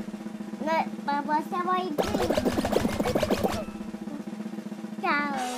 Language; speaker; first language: Italian; early bilingual, heritage; Italian